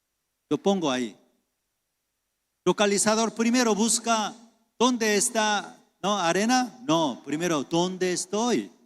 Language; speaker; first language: Spanish; non-native, fluent; Korean